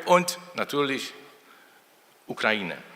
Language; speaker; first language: German; non-native, fluent; Polish